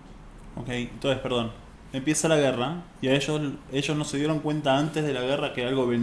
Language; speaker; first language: Spanish; native; Spanish